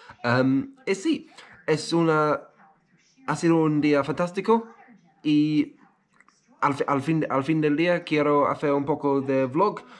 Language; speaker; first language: Spanish; non-native, learner; English